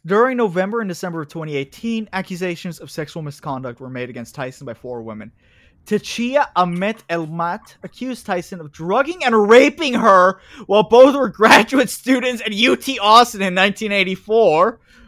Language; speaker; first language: English; native; English